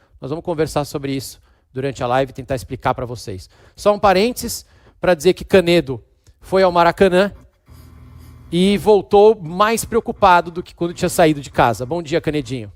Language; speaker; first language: Portuguese; native; Portuguese